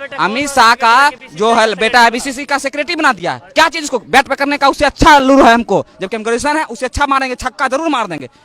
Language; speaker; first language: Hindi; native; Hindi